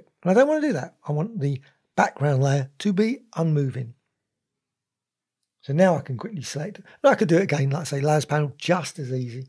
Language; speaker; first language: English; native; English